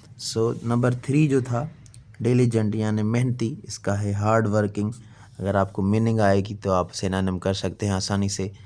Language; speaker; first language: Urdu; non-native, local second language; Sindhi